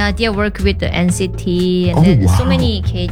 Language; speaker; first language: English; non-native, learner; Korean